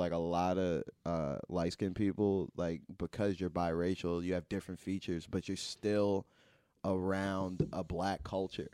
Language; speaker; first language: English; native; English